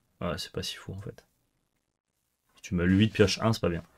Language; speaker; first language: French; native; French